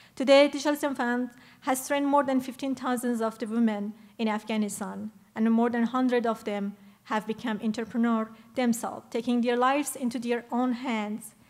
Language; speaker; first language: English; non-native, fluent; Persian